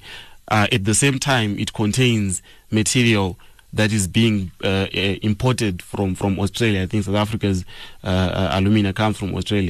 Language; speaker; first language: English; non-native, local second language; Shona